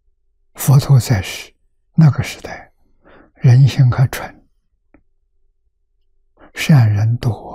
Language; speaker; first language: Chinese; native; Chinese